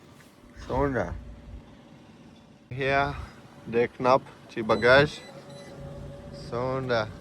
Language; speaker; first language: Danish; non-native, learner; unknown